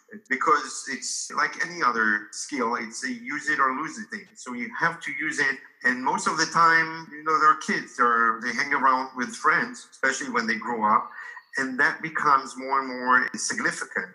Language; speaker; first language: English; non-native, fluent; Hebrew